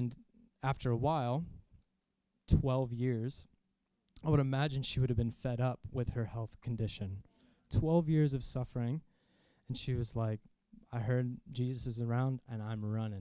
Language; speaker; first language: English; native; English